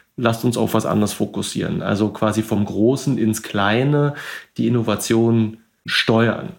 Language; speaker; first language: German; native; German